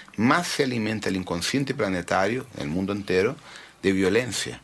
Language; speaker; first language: Spanish; early bilingual, heritage; Spanish